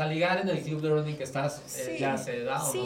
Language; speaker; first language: Spanish; native; Spanish